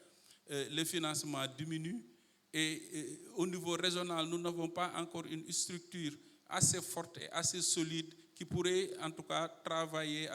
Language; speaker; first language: French; non-native, local second language; Wolof